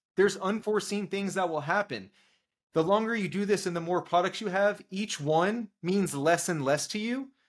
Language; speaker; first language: English; native; English